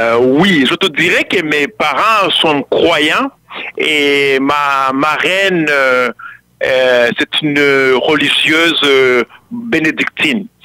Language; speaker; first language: French; non-native, local second language; Kinyarwanda